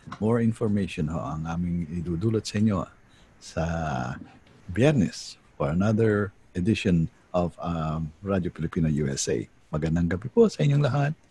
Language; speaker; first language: Filipino; native; Filipino